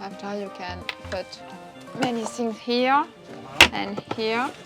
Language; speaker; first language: English; non-native, learner; French